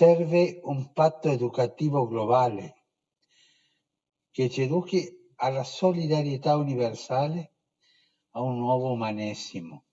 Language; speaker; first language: Italian; non-native, fluent; Spanish